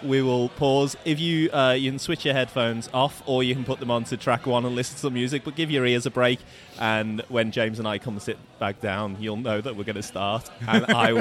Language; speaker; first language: English; native; English